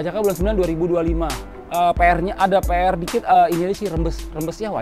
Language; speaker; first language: Indonesian; native; Indonesian